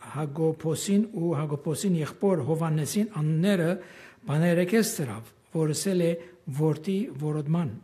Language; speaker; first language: Armenian; early bilingual, heritage; Armenian